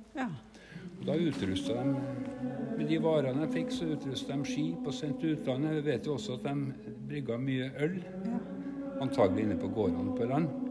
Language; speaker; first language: Norwegian; native; Norwegian